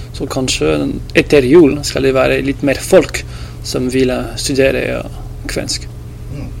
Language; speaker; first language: Norwegian; non-native, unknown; French